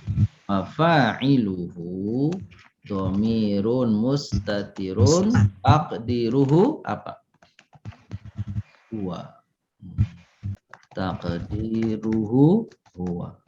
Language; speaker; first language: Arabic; non-native, fluent; Indonesian